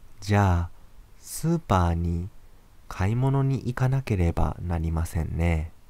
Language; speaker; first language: Japanese; non-native, fluent; Arabic